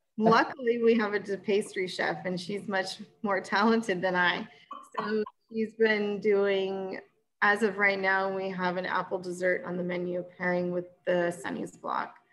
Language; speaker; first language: English; native; English